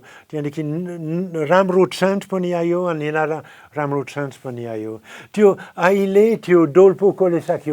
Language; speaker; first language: Nepali; non-native, fluent; French